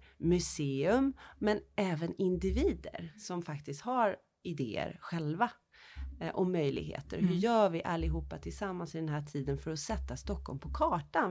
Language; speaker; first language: Swedish; early bilingual, heritage; Swedish